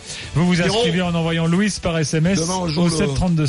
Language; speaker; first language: French; native; French